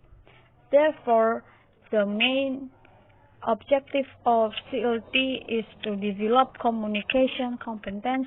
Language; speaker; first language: English; non-native, learner; Indonesian